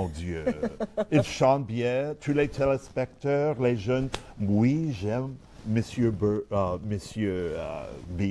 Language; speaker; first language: French; non-native, learner; English